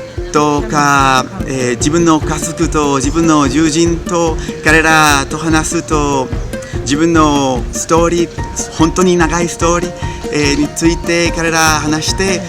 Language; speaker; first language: Japanese; non-native, learner; Spanish